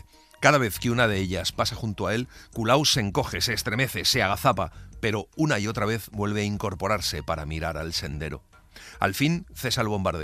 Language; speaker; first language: Spanish; native; Spanish